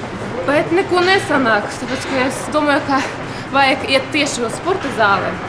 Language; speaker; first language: Latvian; non-native, learner; Russian